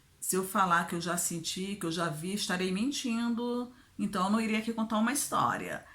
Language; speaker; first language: Portuguese; native; Portuguese